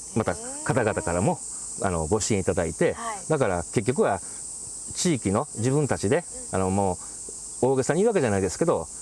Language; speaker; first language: Japanese; native; Japanese